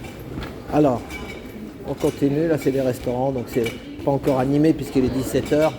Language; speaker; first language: French; native; French